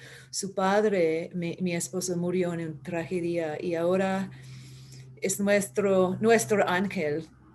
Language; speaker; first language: Spanish; early bilingual, heritage; Spanish